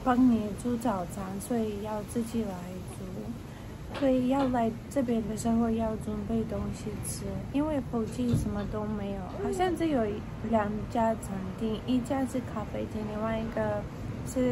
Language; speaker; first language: Chinese; non-native, fluent; Russian